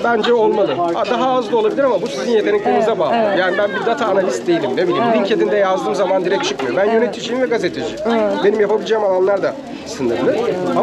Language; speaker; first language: Turkish; native; Turkish